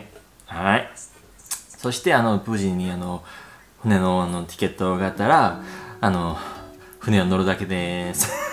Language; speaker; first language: Japanese; non-native, learner; Korean